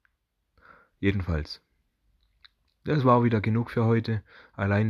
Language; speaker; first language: German; native; German